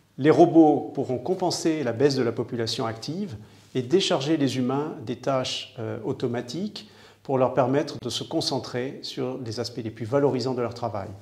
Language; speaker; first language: French; native; French